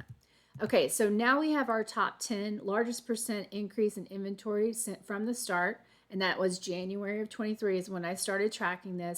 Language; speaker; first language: English; native; English